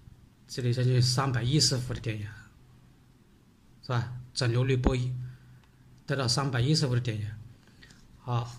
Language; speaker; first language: Chinese; native; Chinese